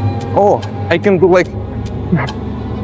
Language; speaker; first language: English; non-native, learner; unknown